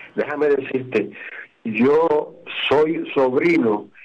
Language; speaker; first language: Spanish; native; Spanish